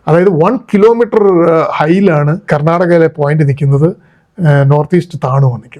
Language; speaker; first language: Malayalam; native; Malayalam